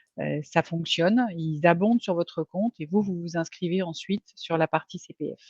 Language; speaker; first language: French; native; French